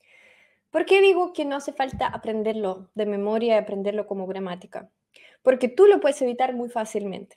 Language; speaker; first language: Spanish; non-native, fluent; Russian